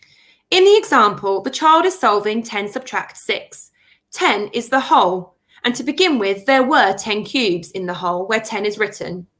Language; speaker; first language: English; native; English